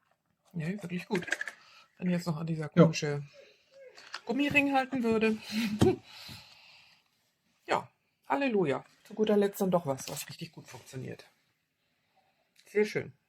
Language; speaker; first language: German; native; German